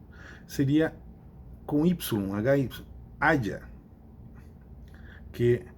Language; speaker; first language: Spanish; non-native, fluent; Portuguese